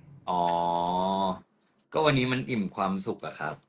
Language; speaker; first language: Thai; native; Thai